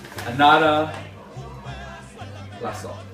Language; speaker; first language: Spanish; non-native, learner; English